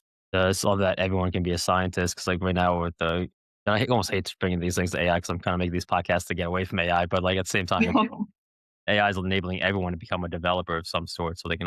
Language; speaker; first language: English; native; English